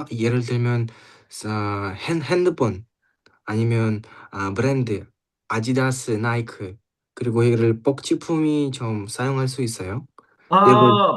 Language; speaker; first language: Korean; non-native, learner; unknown